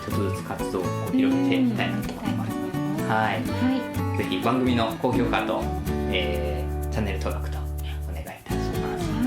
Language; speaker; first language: Japanese; native; Japanese